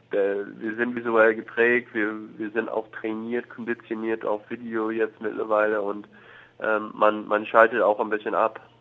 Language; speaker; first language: German; non-native, fluent; English